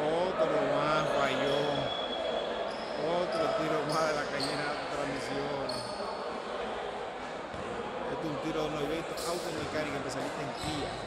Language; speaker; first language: Spanish; native; Spanish